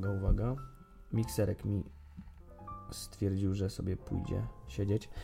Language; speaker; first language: Polish; native; Polish